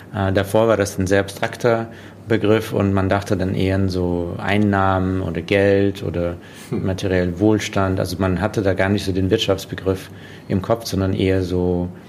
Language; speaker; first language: German; non-native, fluent; Russian